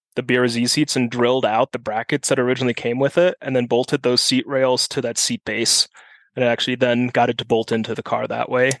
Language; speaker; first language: English; non-native, fluent; German